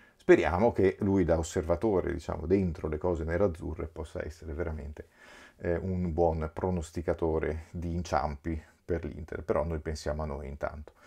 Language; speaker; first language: Italian; native; Italian